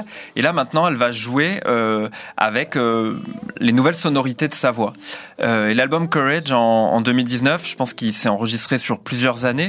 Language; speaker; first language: French; native; French